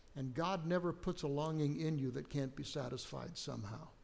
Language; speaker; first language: English; native; English